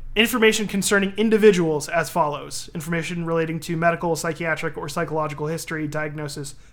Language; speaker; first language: English; native; English